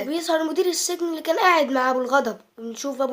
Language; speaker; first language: Arabic; native; Arabic